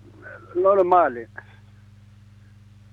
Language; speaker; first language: Italian; non-native, learner; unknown